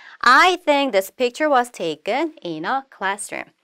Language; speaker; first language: English; non-native, fluent; Korean